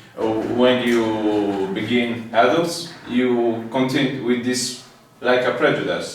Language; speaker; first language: English; non-native, fluent; Italian